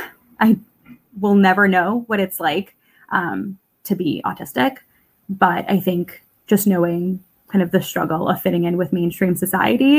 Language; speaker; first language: English; early bilingual, other home language; Russian